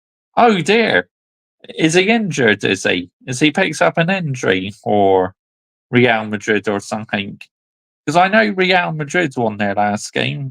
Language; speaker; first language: English; native; English